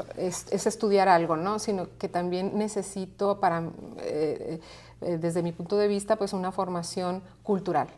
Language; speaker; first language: Spanish; native; Spanish